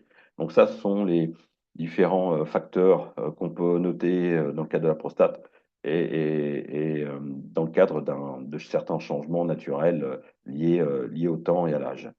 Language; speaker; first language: French; native; French